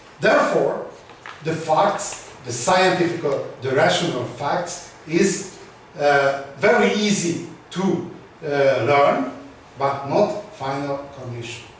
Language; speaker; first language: English; non-native, learner; Hungarian